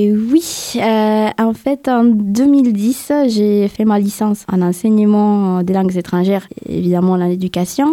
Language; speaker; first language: French; non-native, fluent; Spanish